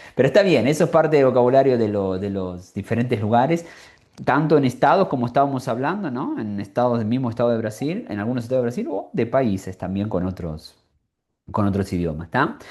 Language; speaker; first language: Spanish; native; Spanish